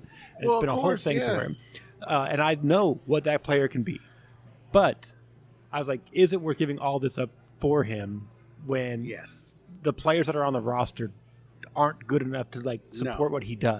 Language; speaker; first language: English; native; English